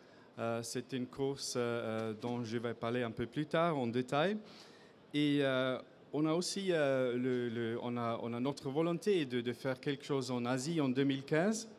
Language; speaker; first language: French; non-native, fluent; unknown